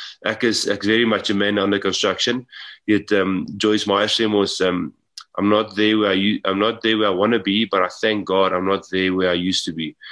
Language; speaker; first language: English; non-native, local second language; Afrikaans